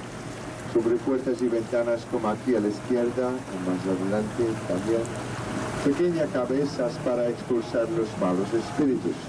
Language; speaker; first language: Spanish; non-native, learner; Dutch